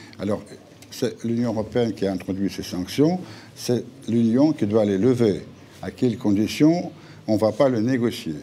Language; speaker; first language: French; non-native, fluent; Russian